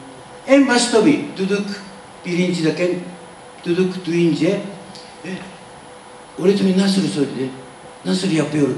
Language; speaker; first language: Turkish; non-native, learner; Japanese